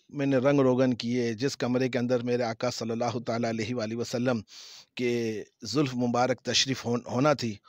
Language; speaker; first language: Urdu; native; Urdu